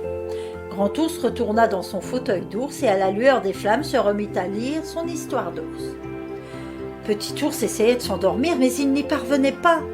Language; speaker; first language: French; native; French